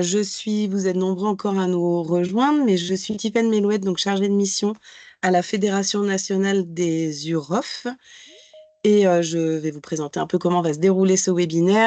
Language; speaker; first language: French; native; French